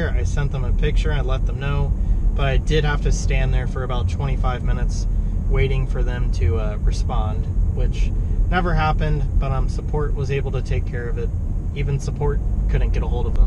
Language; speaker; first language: English; native; English